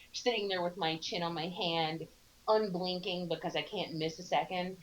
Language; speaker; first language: English; native; English